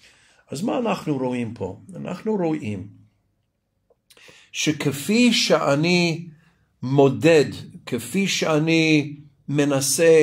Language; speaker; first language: Hebrew; non-native, fluent; English